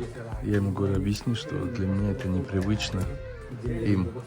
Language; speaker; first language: Russian; native; Russian